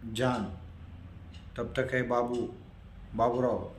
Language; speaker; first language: Hindi; non-native, local second language; Marathi